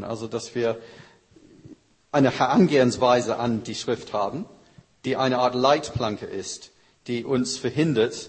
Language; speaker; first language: German; non-native, fluent; English